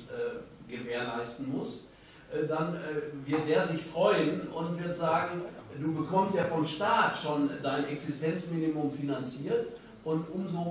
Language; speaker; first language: German; native; German